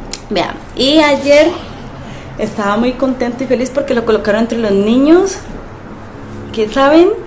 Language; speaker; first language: Spanish; native; Spanish